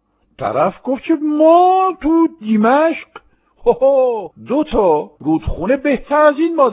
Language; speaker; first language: Persian; non-native, fluent; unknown